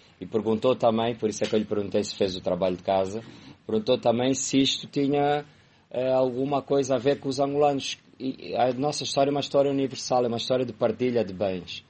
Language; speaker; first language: Portuguese; native; Portuguese